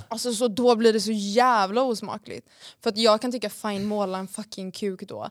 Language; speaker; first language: Swedish; native; Swedish